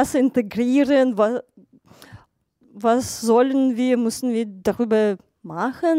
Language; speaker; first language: German; non-native, fluent; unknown